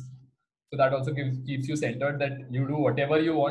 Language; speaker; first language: English; non-native, local second language; Hindi